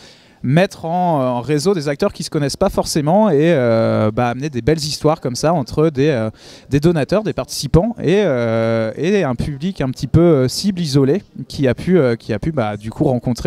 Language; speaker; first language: French; native; French